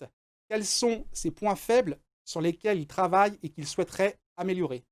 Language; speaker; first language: French; native; French